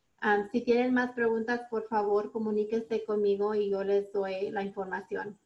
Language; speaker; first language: Spanish; early bilingual, heritage; Spanish